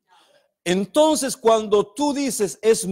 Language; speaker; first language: Spanish; native; Spanish